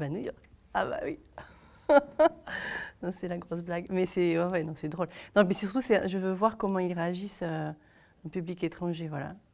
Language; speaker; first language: French; native; French